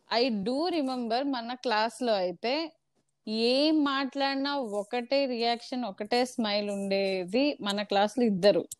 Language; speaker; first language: Telugu; native; Telugu